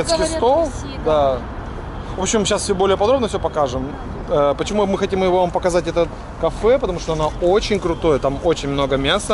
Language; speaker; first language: Russian; native; Russian